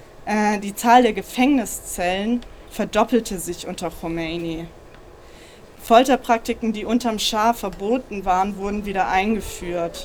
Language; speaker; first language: German; native; German